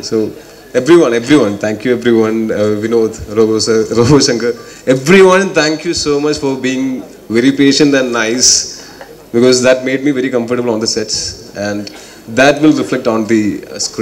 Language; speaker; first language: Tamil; non-native, learner; Malayalam